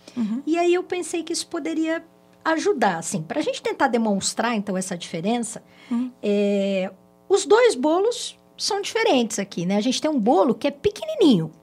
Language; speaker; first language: Portuguese; native; Portuguese